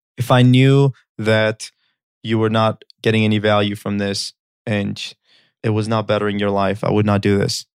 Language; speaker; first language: English; early bilingual, other home language; Armenian